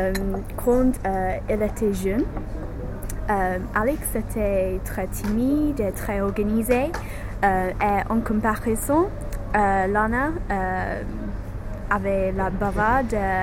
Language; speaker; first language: French; non-native, learner; English